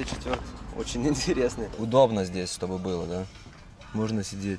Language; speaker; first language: Russian; non-native, learner; Lithuanian